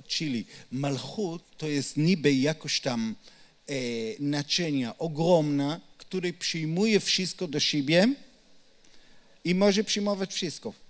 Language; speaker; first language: Polish; non-native, learner; Hebrew